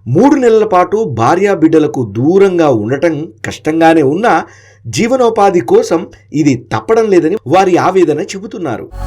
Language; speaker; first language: Telugu; native; Telugu